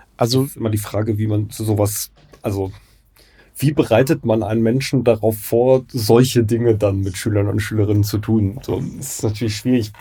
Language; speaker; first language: German; native; German